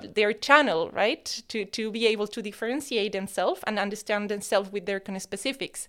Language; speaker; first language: English; non-native, fluent; Spanish